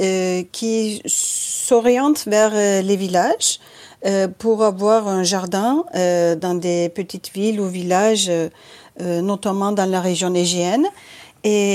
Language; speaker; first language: French; non-native, fluent; Turkish